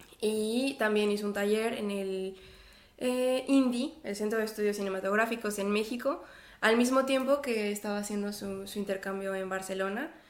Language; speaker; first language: Spanish; native; Spanish